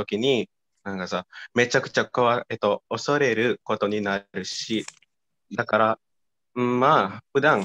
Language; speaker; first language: Japanese; non-native, fluent; Indonesian